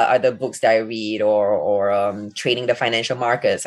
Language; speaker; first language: English; native; English